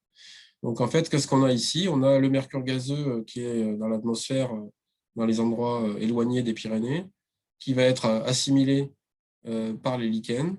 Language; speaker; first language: French; native; French